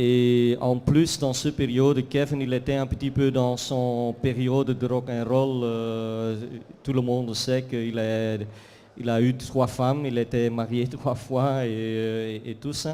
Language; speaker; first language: French; non-native, fluent; Dutch